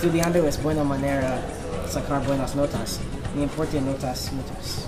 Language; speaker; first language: Spanish; non-native, learner; English